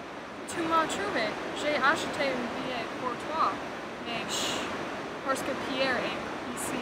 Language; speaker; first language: French; non-native, learner; English